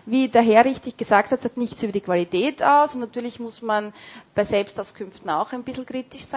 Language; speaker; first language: German; native; German